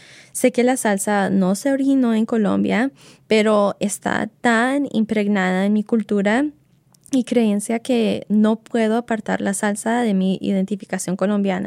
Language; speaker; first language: Spanish; early bilingual, heritage; Spanish